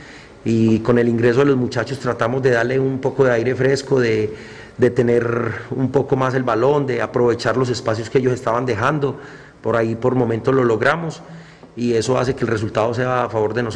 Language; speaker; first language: Spanish; native; Spanish